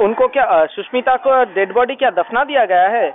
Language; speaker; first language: Urdu; native; Urdu